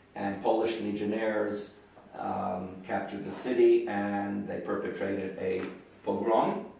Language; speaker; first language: English; native; English